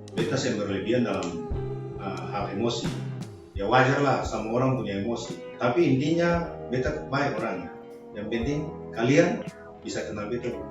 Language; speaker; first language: Indonesian; native; Indonesian